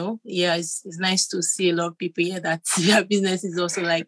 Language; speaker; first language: English; non-native, local second language; Yoruba